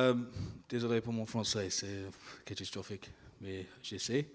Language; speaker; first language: French; non-native, learner; English